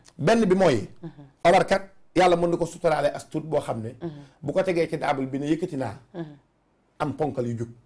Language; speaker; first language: Wolof; native; Wolof